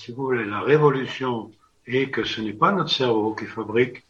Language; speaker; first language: French; native; French